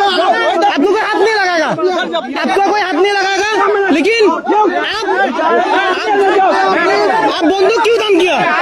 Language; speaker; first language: Hindi; non-native, learner; Bangla